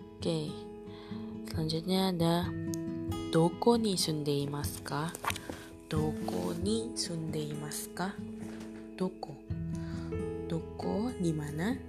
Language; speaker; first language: Japanese; non-native, learner; Indonesian